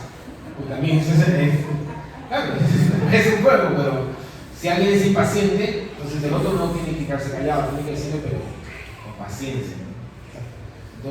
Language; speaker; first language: Spanish; native; Spanish